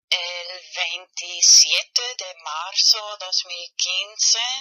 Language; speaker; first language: Spanish; non-native, fluent; German